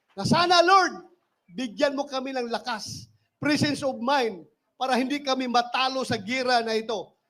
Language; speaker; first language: Filipino; non-native, local second language; Cebuano